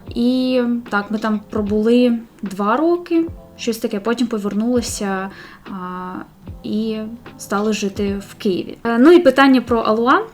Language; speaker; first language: Ukrainian; non-native, local second language; Russian